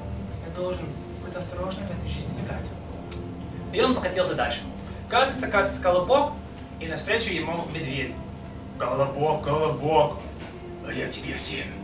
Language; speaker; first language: Russian; non-native, fluent; English